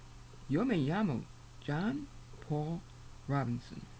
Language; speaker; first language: Spanish; non-native, fluent; English